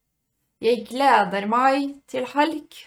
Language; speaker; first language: Norwegian; non-native, fluent; Polish